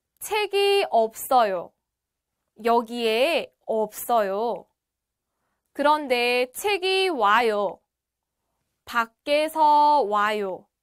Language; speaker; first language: Korean; native; Korean